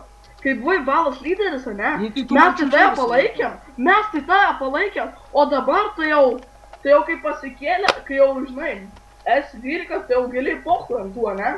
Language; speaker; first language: Lithuanian; native; Lithuanian